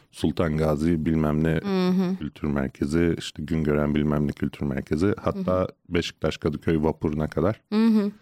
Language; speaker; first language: Turkish; native; Turkish